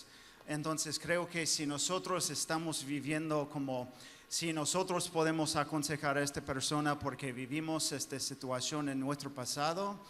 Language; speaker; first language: Spanish; non-native, fluent; English